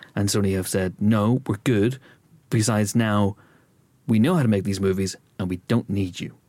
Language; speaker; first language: English; native; English